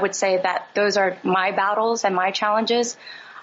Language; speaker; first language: English; native; English